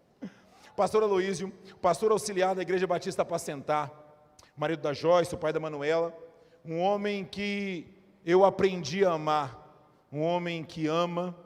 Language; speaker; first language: Portuguese; native; Portuguese